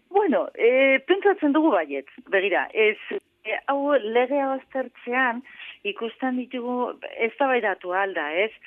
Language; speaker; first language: Basque; non-native, local second language; Spanish